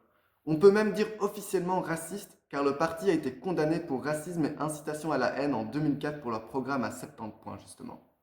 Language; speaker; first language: French; native; French